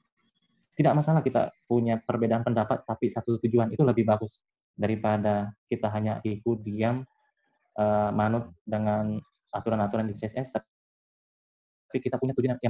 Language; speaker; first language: Indonesian; native; Indonesian